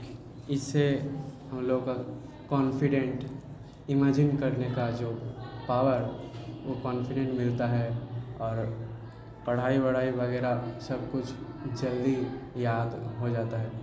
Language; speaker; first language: Hindi; non-native, local second language; Bangla